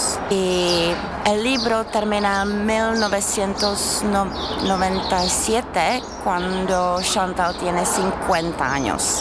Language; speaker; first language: Spanish; non-native, learner; Czech